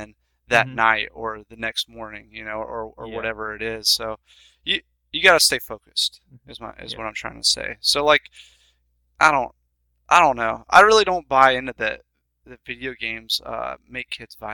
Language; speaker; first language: English; native; English